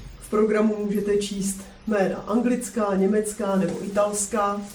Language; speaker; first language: Czech; native; Czech